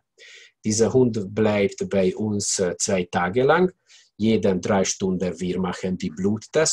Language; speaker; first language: German; non-native, learner; Hungarian